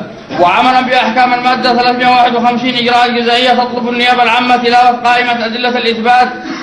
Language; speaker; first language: Arabic; native; Arabic